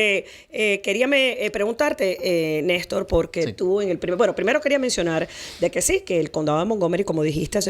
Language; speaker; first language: Spanish; native; Spanish